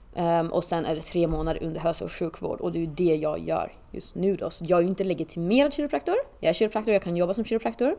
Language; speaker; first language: Swedish; native; Swedish